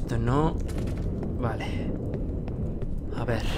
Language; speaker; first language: Spanish; native; Spanish